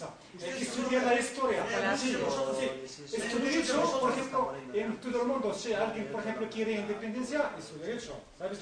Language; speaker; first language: Spanish; non-native, learner; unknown